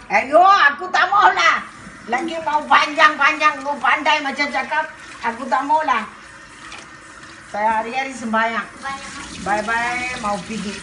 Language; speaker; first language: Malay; non-native, local second language; Tamil